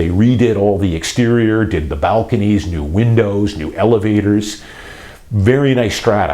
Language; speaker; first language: English; native; English